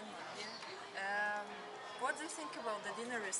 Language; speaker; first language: English; non-native, fluent; Russian